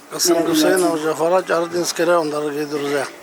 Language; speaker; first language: Russian; non-native, local second language; Avaric